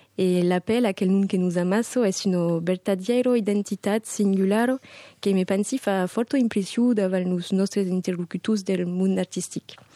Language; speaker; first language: Occitan; non-native, local second language; French